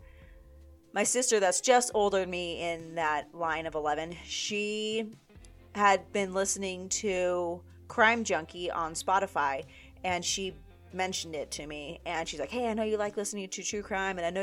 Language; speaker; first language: English; native; English